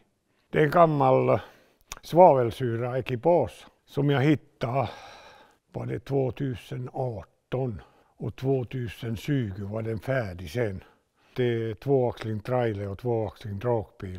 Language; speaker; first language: Swedish; non-native, local second language; Finnish